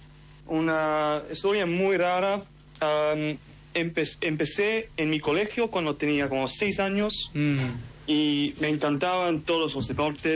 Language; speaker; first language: Spanish; early bilingual, heritage; English